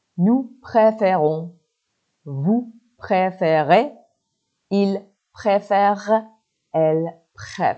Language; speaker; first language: French; non-native, fluent; Persian